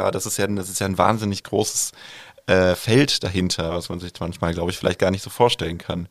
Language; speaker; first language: German; native; German